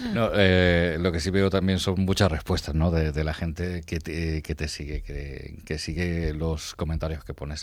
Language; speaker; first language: Spanish; native; Spanish